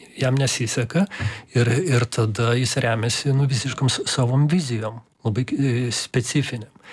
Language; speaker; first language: Lithuanian; non-native, local second language; Russian